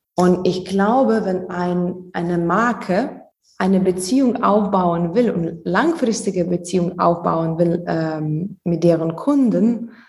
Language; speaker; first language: German; non-native, fluent; Lithuanian